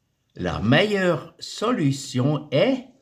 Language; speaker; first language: French; non-native, fluent; German